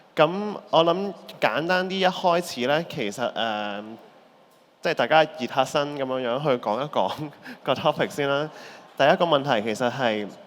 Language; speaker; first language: Cantonese; native; Cantonese